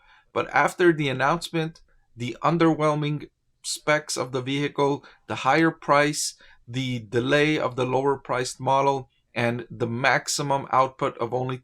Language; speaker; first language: English; native; English